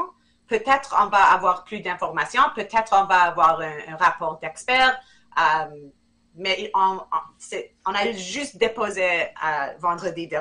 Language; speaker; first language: French; non-native, fluent; English